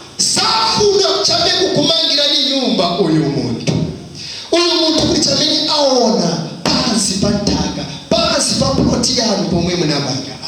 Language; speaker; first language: Nyanja; non-native, local second language; Tumbuka